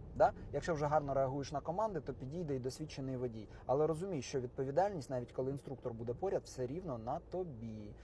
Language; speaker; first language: Ukrainian; native; Ukrainian